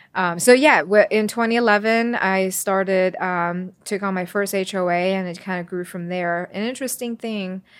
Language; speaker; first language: English; early bilingual, other home language; Chinese